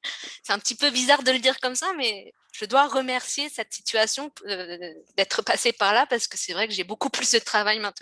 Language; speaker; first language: French; native; French